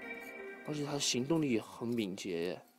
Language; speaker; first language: Chinese; native; Chinese